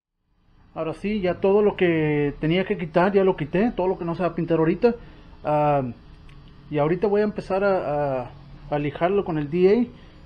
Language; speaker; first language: Spanish; early bilingual, heritage; Spanish